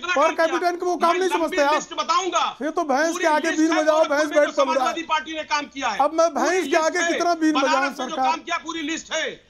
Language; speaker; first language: Hindi; native; Hindi